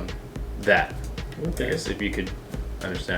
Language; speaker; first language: English; native; English